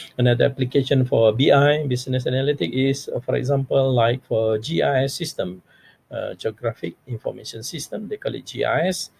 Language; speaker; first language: English; non-native, local second language; Malay